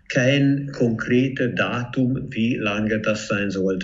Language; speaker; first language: German; non-native, fluent; Hungarian